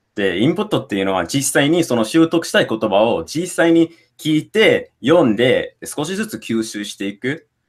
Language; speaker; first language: Japanese; non-native, fluent; English